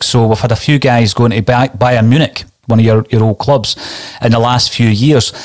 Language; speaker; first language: English; native; English